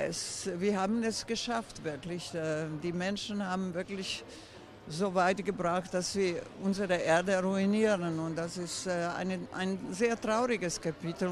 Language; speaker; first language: German; non-native, fluent; Croatian